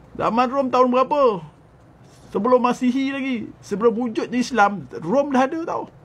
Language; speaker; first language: Malay; native; Malay